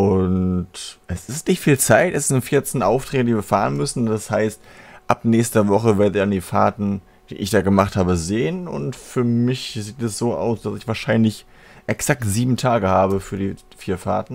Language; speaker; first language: German; native; German